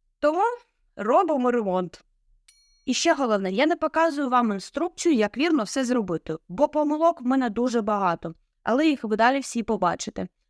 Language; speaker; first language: Ukrainian; non-native, local second language; Russian